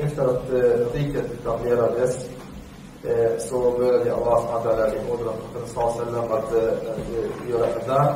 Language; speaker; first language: Swedish; early bilingual, other home language; Arabic